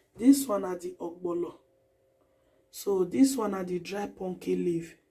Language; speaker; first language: Nigerian Pidgin; native; Nigerian Pidgin